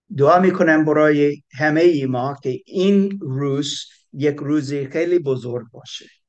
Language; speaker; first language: Persian; non-native, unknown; English